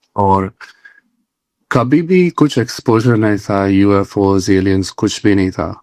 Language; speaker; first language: Hindi; non-native, local second language; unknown